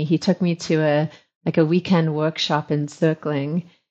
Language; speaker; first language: English; native; English